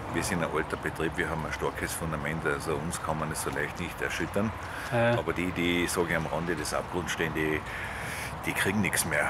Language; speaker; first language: German; native; German